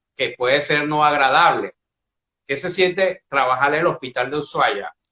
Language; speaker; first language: Spanish; native; Spanish